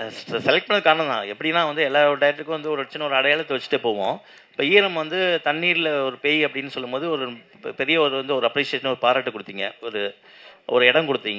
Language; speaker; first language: Tamil; native; Tamil